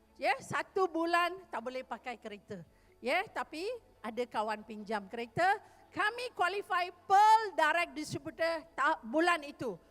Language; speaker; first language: Malay; non-native, local second language; Tamil